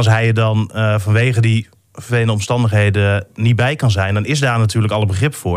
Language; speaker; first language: Dutch; native; Dutch